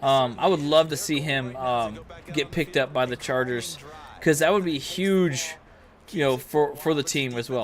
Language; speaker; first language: English; native; English